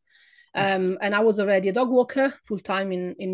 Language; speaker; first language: English; non-native, fluent; Italian